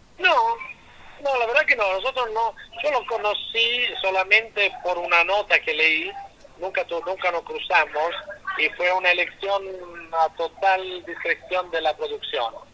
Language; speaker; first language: Spanish; non-native, fluent; Italian